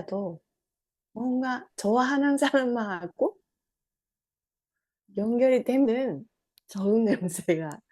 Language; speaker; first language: Korean; non-native, fluent; Japanese